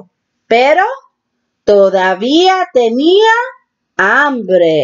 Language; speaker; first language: Spanish; early bilingual, heritage; Spanish